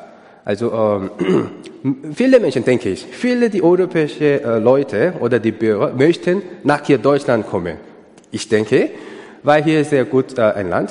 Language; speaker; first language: German; non-native, learner; Korean